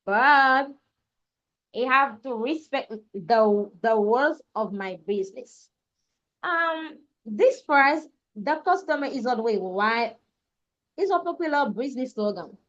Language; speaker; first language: English; non-native, learner; French